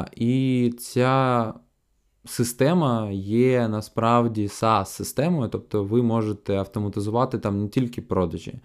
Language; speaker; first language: Ukrainian; non-native, local second language; Russian